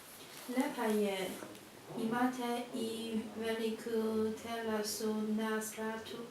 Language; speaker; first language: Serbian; non-native, learner; Chinese